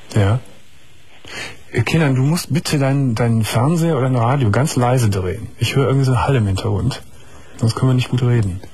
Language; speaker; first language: German; native; German